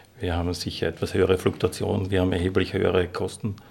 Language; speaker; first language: German; native; German